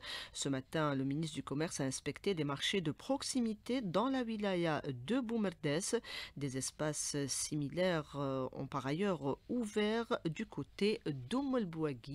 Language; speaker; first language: French; non-native, local second language; Arabic